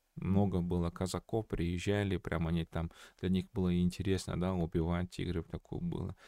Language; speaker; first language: Russian; non-native, local second language; Kazakh